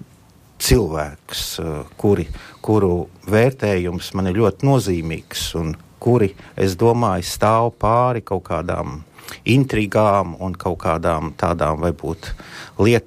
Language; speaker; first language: Latvian; native; Latvian